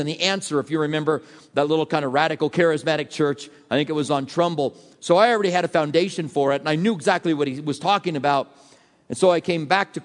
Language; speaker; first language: English; native; English